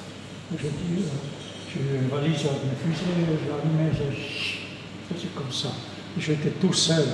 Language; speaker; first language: French; non-native, local second language; German